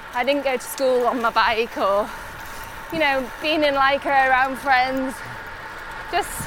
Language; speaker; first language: English; native; English